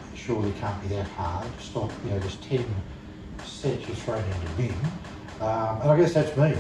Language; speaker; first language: English; native; English